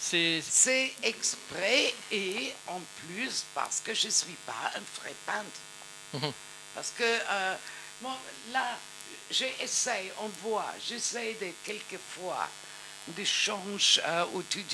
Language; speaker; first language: French; non-native, learner; German